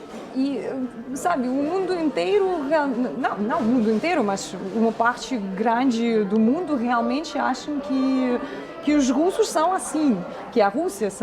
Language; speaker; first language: Portuguese; non-native, fluent; Russian